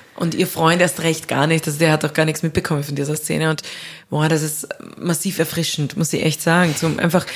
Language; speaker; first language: German; native; German